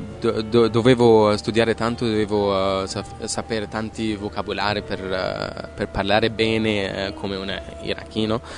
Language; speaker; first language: Italian; non-native, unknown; Arabic